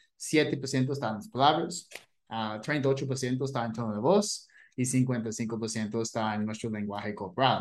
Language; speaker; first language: Spanish; non-native, fluent; English